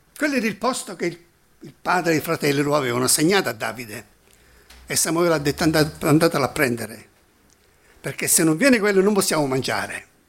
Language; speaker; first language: Italian; non-native, fluent; German